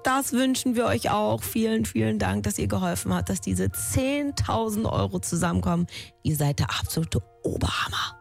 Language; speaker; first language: German; native; German